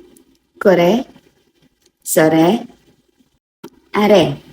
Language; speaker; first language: Japanese; non-native, fluent; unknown